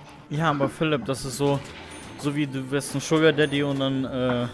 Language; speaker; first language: German; native; German